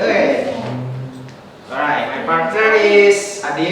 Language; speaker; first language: English; non-native, learner; Indonesian